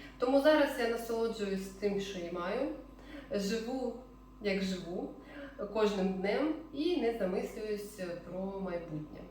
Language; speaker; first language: Ukrainian; non-native, local second language; Russian